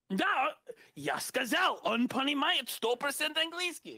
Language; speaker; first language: Russian; non-native, learner; English